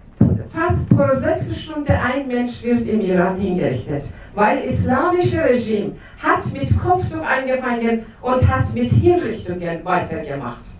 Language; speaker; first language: German; non-native, fluent; Persian